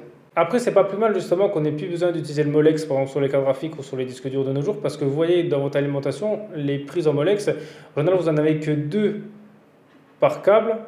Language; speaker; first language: French; native; French